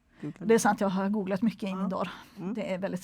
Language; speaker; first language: Swedish; native; Swedish